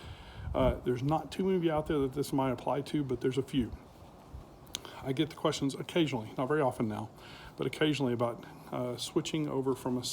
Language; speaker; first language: English; native; English